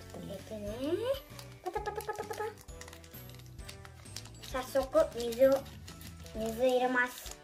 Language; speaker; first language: Japanese; early bilingual, other home language; Indonesian